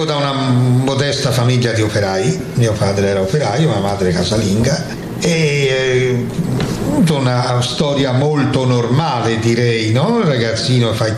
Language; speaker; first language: Italian; native; Italian